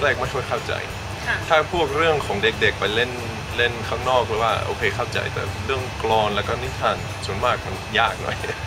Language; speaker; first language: Thai; non-native, fluent; Dutch